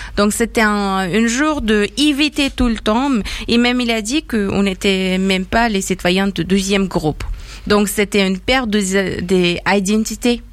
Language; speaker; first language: French; non-native, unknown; Persian